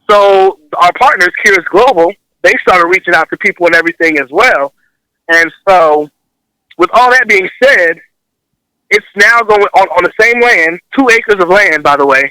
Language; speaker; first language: English; native; English